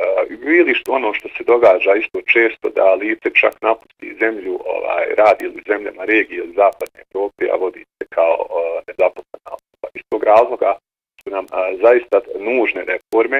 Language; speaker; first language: Bosnian; native; Bosnian